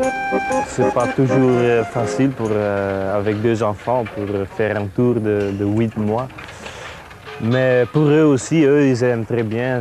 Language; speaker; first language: French; non-native, local second language; Dutch